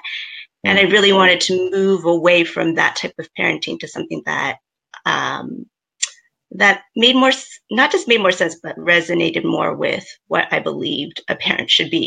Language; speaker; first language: English; native; English